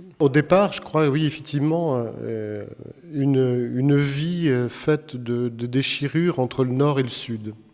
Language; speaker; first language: French; native; French